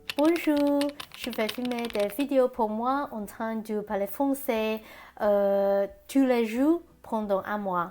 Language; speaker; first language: French; non-native, learner; Cantonese